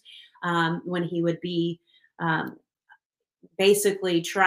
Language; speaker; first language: English; native; English